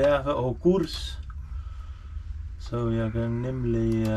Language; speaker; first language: Danish; non-native, learner; Estonian